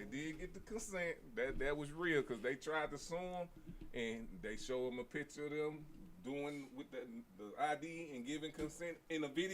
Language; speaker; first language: English; native; English